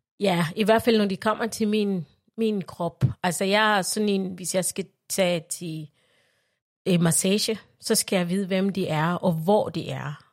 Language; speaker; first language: Danish; non-native, fluent; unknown